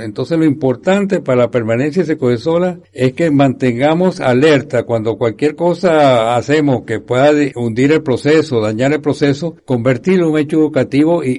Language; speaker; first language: Spanish; native; Spanish